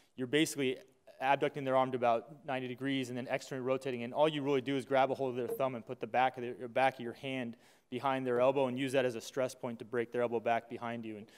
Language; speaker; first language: English; native; English